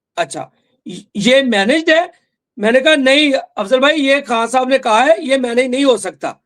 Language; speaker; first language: Urdu; non-native, local second language; Punjabi